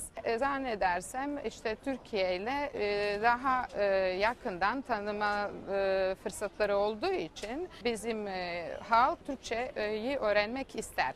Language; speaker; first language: Turkish; non-native, fluent; Serbian